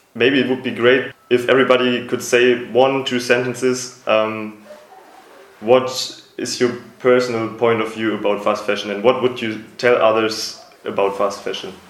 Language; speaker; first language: English; non-native, fluent; German